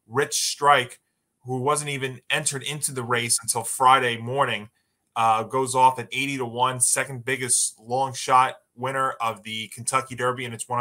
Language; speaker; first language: English; native; English